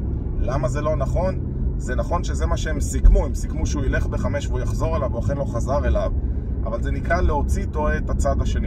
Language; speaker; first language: Hebrew; native; Hebrew